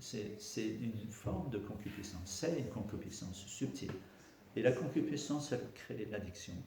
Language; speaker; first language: French; native; French